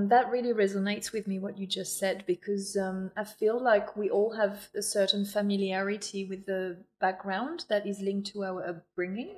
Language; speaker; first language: English; non-native, fluent; French